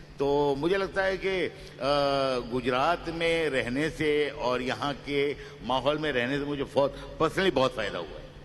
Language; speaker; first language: Hindi; native; Hindi